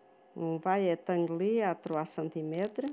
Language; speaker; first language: French; non-native, fluent; Portuguese